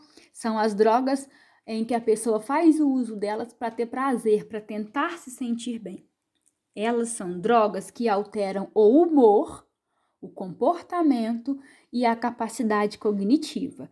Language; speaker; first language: Portuguese; native; Portuguese